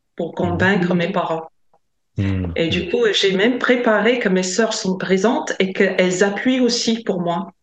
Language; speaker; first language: French; non-native, fluent; Latvian